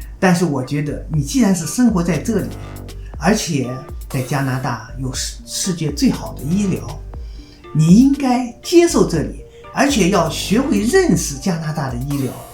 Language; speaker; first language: Chinese; native; Chinese